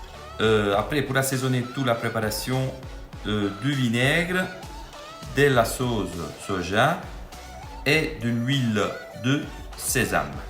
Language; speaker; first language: French; non-native, fluent; Italian